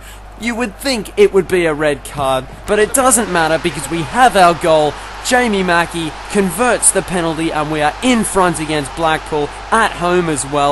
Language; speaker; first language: English; native; English